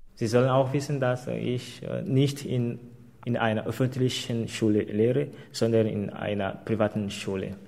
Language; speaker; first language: German; non-native, fluent; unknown